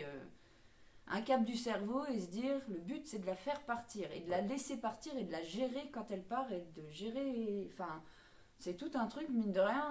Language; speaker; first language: French; native; French